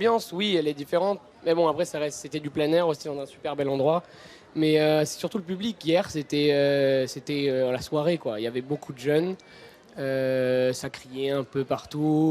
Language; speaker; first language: French; native; French